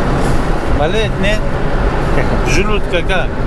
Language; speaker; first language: Russian; non-native, local second language; Uzbek